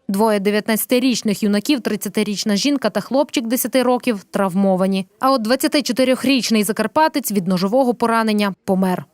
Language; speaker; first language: Ukrainian; native; Ukrainian